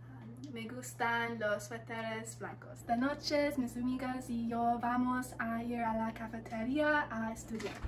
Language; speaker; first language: Spanish; non-native, learner; English